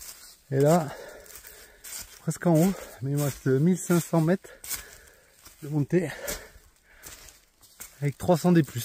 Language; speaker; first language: French; native; French